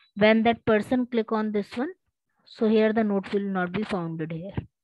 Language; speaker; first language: English; non-native, local second language; Hindi